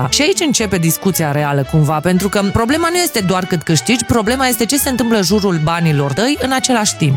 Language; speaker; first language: Romanian; native; Romanian